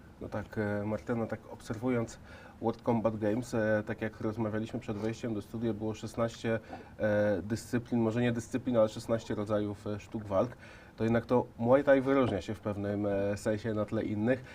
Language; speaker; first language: Polish; native; Polish